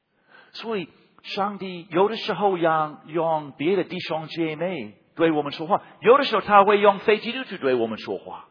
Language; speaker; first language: Chinese; non-native, fluent; English